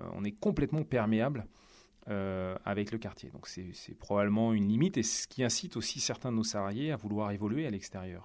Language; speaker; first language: French; native; French